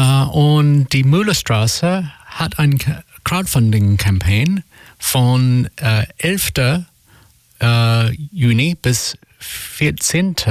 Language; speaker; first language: German; non-native, learner; English